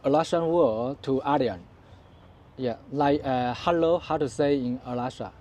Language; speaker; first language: English; non-native, learner; Chinese